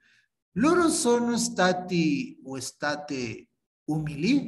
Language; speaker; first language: Italian; non-native, fluent; Spanish